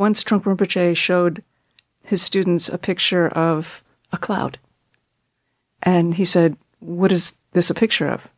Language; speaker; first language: English; native; English